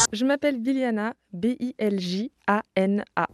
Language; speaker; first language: French; native; French